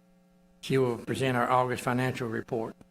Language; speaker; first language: English; native; English